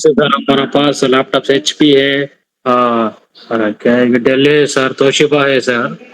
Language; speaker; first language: Hindi; non-native, learner; Telugu